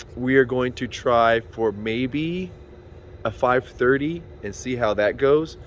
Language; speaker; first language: English; native; English